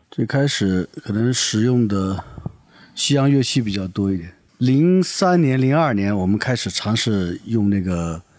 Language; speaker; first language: Chinese; native; Chinese